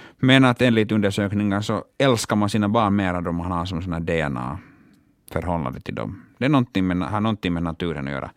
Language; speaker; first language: Swedish; non-native, local second language; Finnish